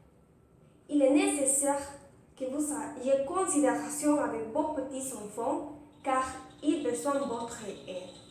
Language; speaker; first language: French; non-native, learner; Spanish